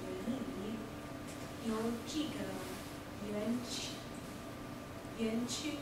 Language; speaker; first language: Chinese; non-native, learner; English